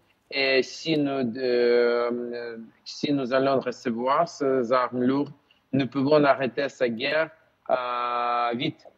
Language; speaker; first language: French; non-native, learner; Ukrainian